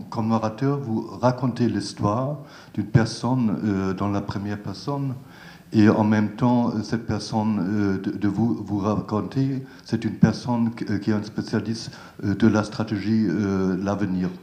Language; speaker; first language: French; non-native, learner; German